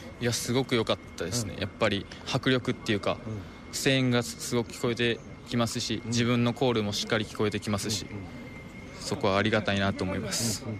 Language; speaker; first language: Japanese; native; Japanese